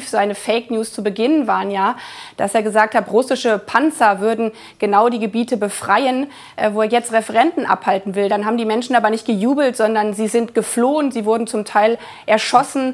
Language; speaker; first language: German; native; German